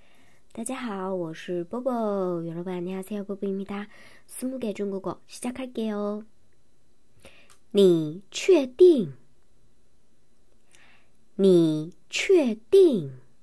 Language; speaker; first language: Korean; non-native, fluent; Chinese